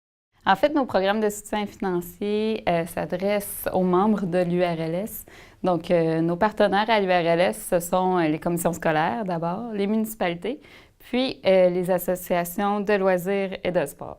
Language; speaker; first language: French; native; French